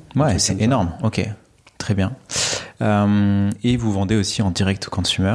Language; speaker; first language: French; native; French